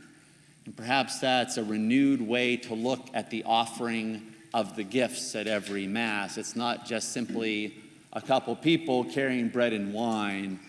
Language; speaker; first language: English; native; English